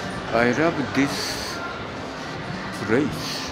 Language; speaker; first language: English; non-native, learner; Japanese